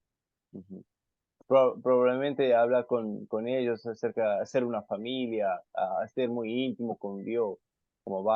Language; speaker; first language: Spanish; non-native, fluent; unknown